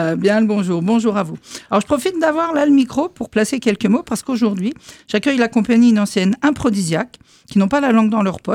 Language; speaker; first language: French; native; French